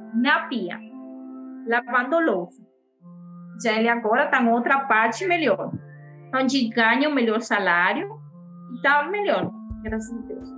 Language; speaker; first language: Portuguese; early bilingual, other home language; Spanish